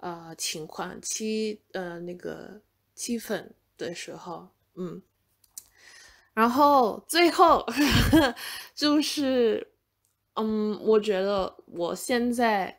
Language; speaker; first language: Chinese; non-native, fluent; English